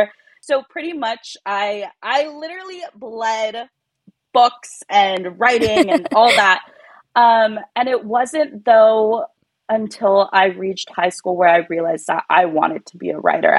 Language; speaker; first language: English; early bilingual, other home language; Spanish